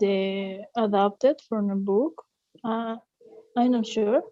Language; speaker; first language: English; non-native, learner; Spanish